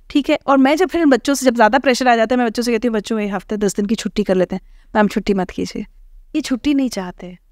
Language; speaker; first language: Hindi; native; Hindi